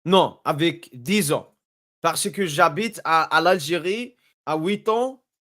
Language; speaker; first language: French; non-native, learner; English